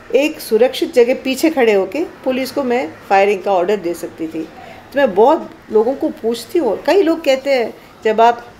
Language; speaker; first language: Hindi; native; Hindi